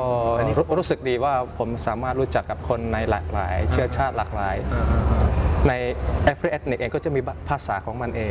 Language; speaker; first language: Thai; early bilingual, other home language; Indonesian